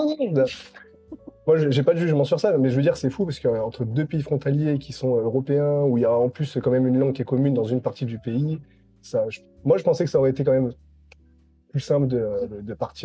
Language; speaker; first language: French; native; French